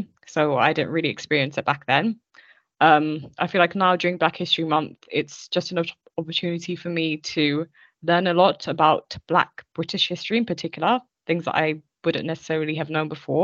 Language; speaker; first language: English; native; English